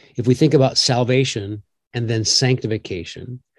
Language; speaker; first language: English; native; English